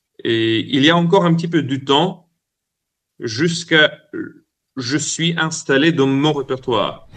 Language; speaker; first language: French; non-native, fluent; Russian